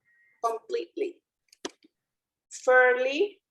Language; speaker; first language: English; non-native, fluent; Spanish